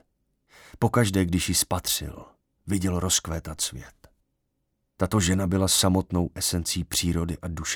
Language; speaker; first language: Czech; native; Czech